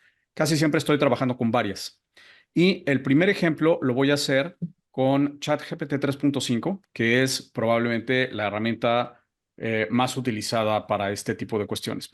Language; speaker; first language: Spanish; native; Spanish